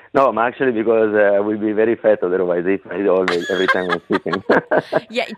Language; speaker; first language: English; non-native, learner; Italian